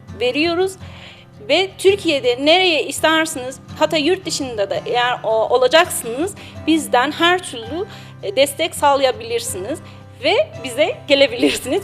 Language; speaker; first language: Turkish; non-native, learner; Persian